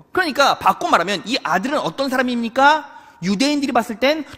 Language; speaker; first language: Korean; native; Korean